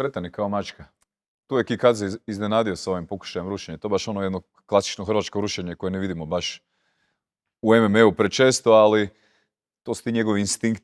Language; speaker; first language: Croatian; native; Croatian